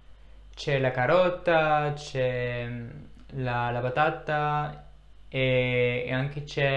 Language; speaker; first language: Italian; non-native, learner; English